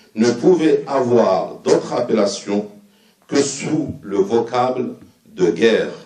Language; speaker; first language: French; non-native, local second language; Arabic